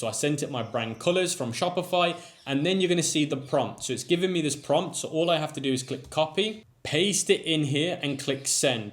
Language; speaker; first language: English; native; English